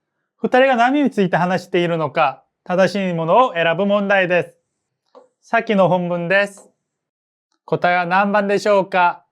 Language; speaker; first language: Japanese; non-native, fluent; Korean